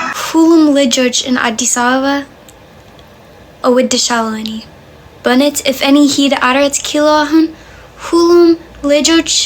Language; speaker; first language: Amharic; non-native, learner; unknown